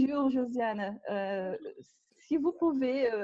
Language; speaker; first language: French; non-native, fluent; Portuguese